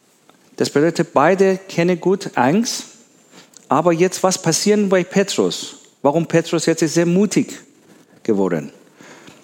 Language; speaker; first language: German; non-native, learner; Persian